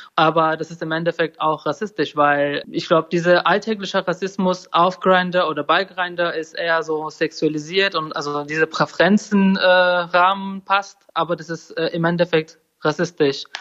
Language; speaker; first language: German; non-native, learner; Turkish